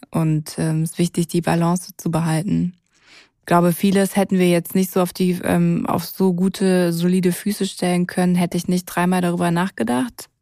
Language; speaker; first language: German; native; German